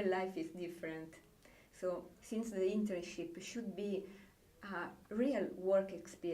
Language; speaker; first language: English; non-native, fluent; Italian